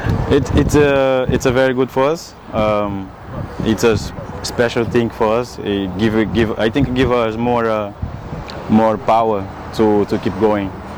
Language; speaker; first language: English; non-native, learner; Kabuverdianu